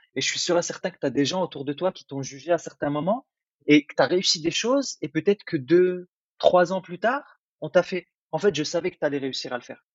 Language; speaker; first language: French; early bilingual, other home language; Arabic